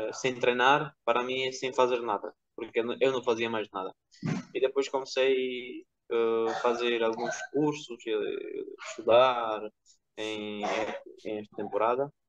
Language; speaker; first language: Portuguese; non-native, fluent; Georgian